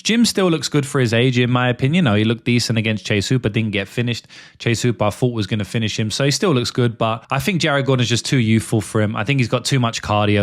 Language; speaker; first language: English; native; English